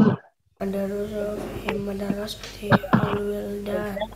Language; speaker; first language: Arabic; non-native, learner; Indonesian